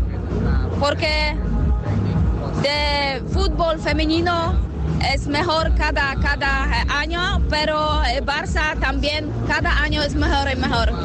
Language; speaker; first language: Spanish; non-native, learner; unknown